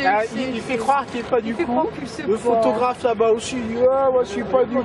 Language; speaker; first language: French; native; French